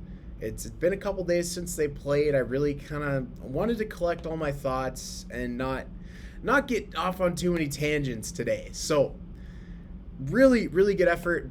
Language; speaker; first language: English; native; English